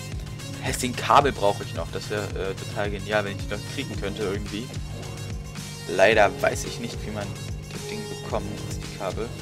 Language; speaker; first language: German; native; German